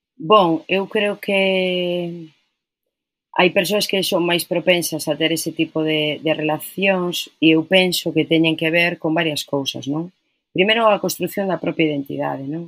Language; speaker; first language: Galician; non-native, local second language; Spanish